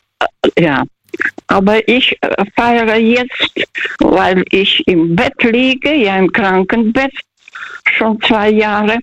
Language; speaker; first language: German; early bilingual, heritage; Russian